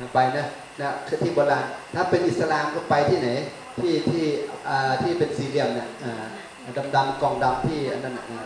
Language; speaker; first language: Thai; native; Thai